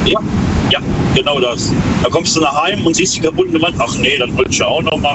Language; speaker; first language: German; native; German